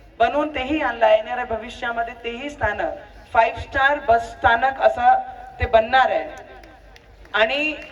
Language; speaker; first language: Marathi; non-native, local second language; Punjabi